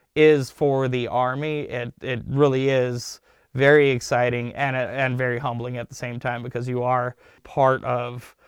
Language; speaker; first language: English; early bilingual, other home language; Turkish